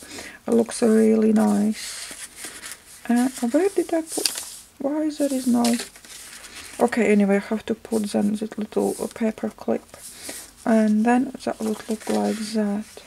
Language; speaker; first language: English; non-native, fluent; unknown